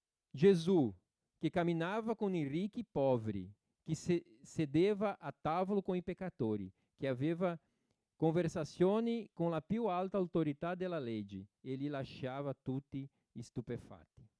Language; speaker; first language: Italian; non-native, fluent; Portuguese